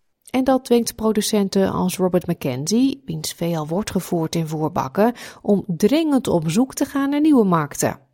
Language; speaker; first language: Dutch; native; Dutch